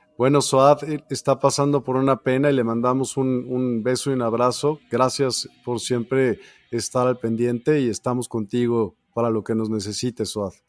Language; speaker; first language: Spanish; native; Spanish